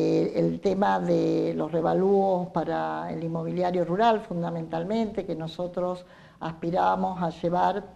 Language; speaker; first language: Spanish; native; Spanish